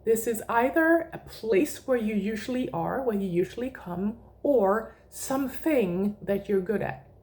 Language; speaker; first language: English; non-native, fluent; Danish